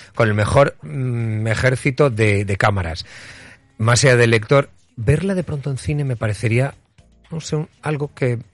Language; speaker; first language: Spanish; native; Spanish